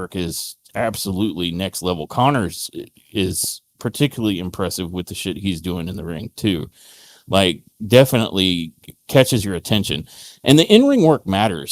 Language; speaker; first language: English; native; English